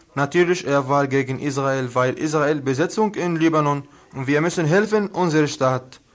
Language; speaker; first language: German; non-native, learner; Arabic